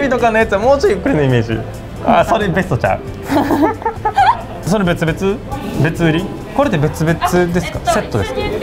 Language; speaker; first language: Japanese; native; Japanese